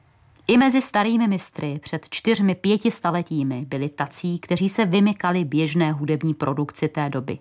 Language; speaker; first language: Czech; native; Czech